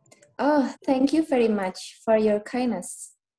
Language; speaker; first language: English; non-native, learner; Indonesian